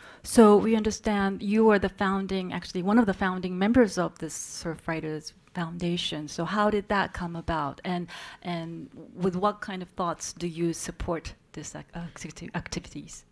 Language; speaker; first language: English; non-native, fluent; Japanese